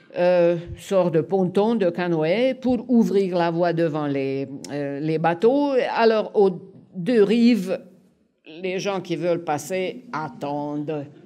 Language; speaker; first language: French; non-native, fluent; Hungarian